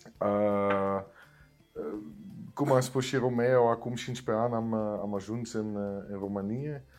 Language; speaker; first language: Romanian; non-native, learner; Dutch